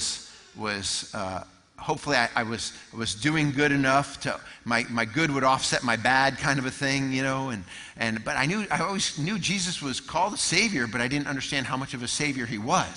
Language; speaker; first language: English; native; English